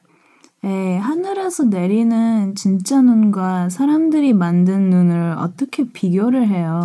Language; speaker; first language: Korean; early bilingual, heritage; Korean